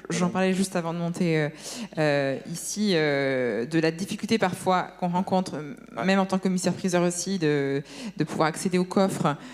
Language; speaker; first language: French; native; French